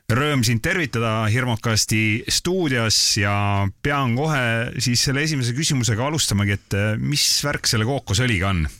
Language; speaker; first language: Estonian; native; Estonian